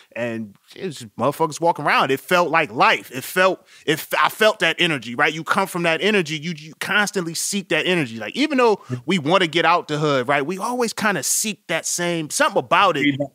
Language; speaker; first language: English; native; English